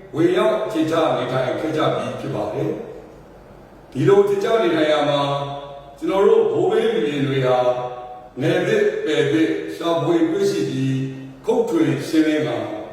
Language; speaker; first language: Burmese; non-native, local second language; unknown